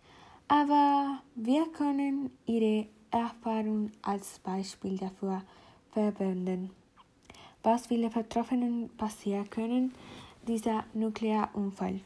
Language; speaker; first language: German; non-native, learner; Spanish